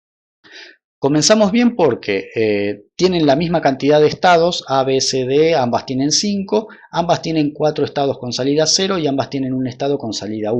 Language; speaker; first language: Spanish; native; Spanish